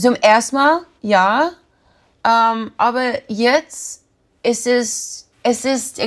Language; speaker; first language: German; non-native, learner; English